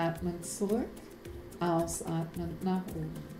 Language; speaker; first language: German; native; German